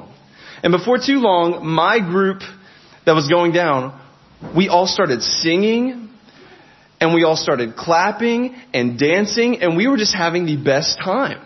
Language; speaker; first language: English; native; English